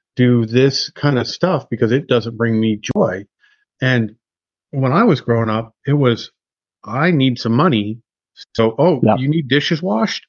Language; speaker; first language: English; native; English